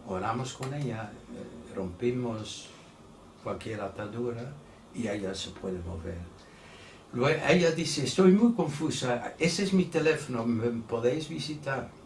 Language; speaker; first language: Spanish; non-native, fluent; Dutch